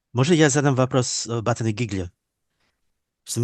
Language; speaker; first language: Russian; non-native, fluent; English